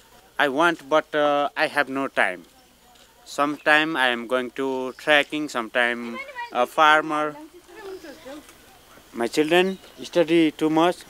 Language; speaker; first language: English; non-native, learner; Nepali